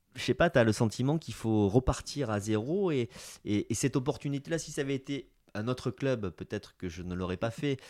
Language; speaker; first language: French; native; French